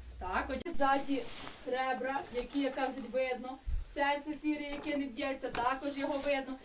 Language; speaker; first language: Ukrainian; native; Ukrainian